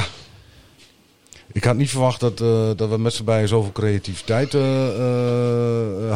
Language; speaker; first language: Dutch; native; Dutch